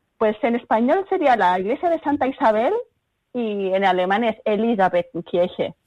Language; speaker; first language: Spanish; early bilingual, other home language; German